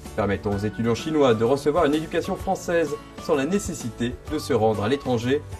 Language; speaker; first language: French; native; French